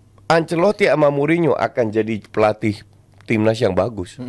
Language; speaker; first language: Indonesian; native; Indonesian